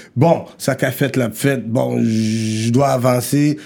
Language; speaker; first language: French; early bilingual, other home language; Rundi